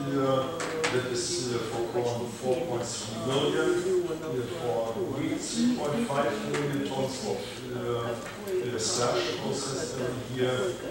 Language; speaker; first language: English; non-native, fluent; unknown